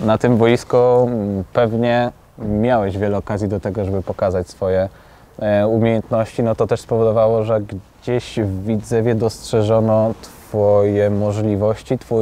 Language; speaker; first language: Polish; native; Polish